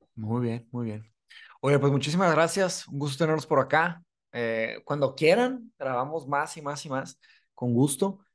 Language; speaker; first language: Spanish; native; Spanish